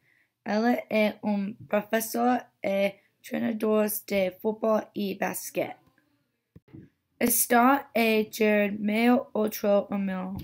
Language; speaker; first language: Portuguese; non-native, learner; English